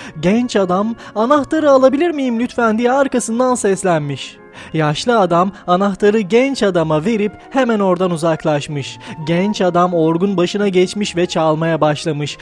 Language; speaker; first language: Turkish; native; Turkish